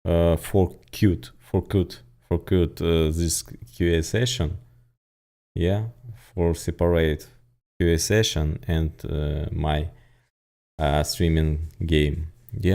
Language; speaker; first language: English; non-native, learner; Ukrainian